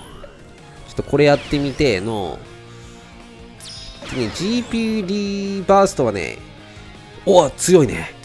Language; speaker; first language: Japanese; native; Japanese